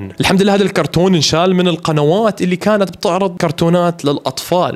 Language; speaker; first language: Arabic; native; Arabic